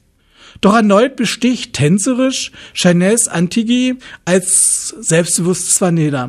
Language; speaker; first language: German; native; German